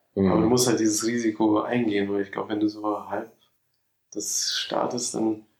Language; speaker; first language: German; native; German